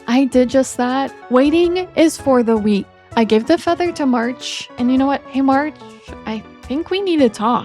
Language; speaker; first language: English; native; English